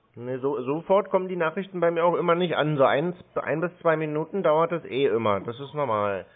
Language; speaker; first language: German; native; German